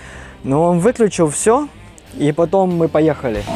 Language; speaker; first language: Russian; non-native, fluent; Cantonese